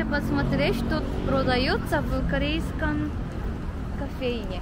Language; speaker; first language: Russian; non-native, learner; Korean